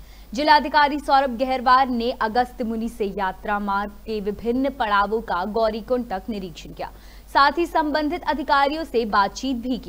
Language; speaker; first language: Hindi; native; Hindi